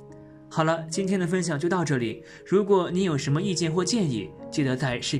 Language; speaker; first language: Chinese; native; Chinese